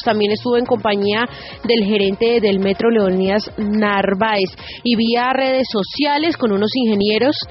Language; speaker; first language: Spanish; native; Spanish